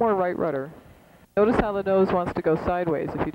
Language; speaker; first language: English; native; English